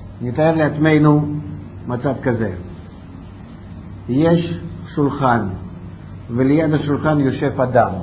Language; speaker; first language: Hebrew; non-native, fluent; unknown